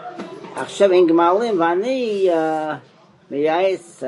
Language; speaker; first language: Hebrew; non-native, fluent; English